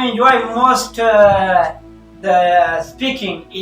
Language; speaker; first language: English; non-native, learner; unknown